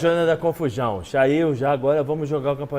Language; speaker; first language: Portuguese; native; Portuguese